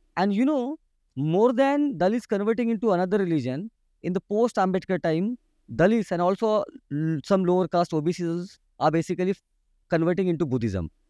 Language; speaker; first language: English; non-native, local second language; Marathi